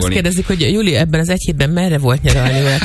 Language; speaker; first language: Hungarian; native; Hungarian